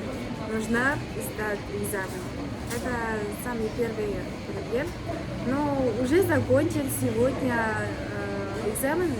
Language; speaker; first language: Russian; non-native, learner; Mongolian